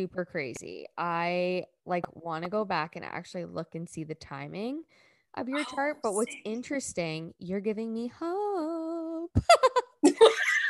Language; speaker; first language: English; native; English